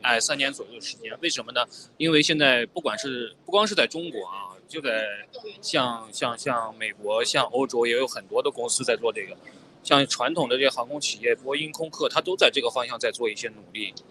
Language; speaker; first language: Chinese; native; Chinese